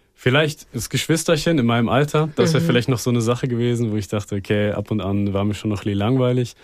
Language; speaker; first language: German; native; German